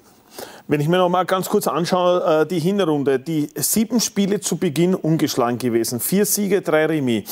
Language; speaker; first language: German; native; German